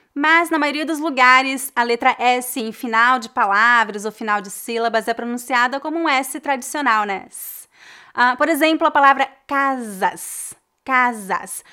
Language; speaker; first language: Portuguese; native; Portuguese